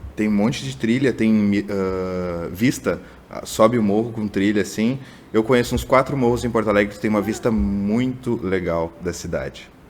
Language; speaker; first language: Portuguese; native; Portuguese